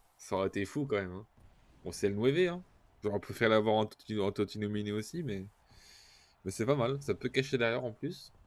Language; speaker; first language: French; native; French